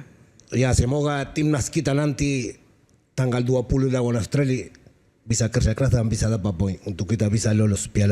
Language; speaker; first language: Indonesian; non-native, fluent; Spanish